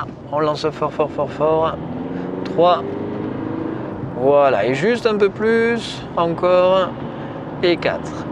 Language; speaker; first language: French; native; French